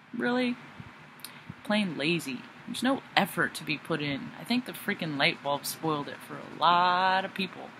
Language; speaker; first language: English; native; English